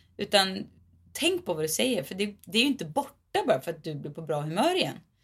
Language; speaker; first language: Swedish; native; Swedish